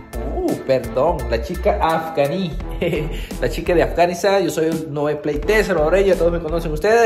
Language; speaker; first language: Spanish; native; Spanish